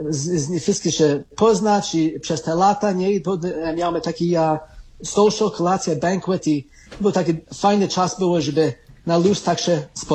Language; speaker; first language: Polish; early bilingual, heritage; Polish